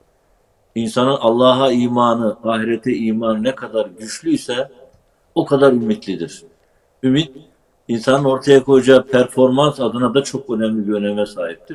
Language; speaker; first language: Turkish; native; Turkish